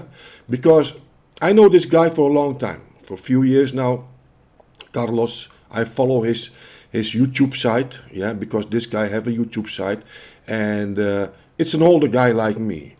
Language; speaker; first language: English; non-native, fluent; Dutch